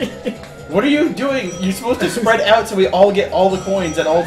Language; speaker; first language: English; native; English